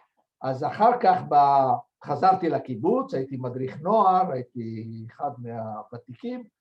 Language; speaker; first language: Hebrew; non-native, fluent; French